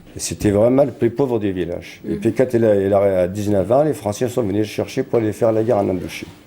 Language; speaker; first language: French; non-native, local second language; Kabyle